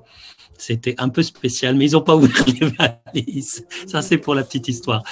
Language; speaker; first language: French; native; French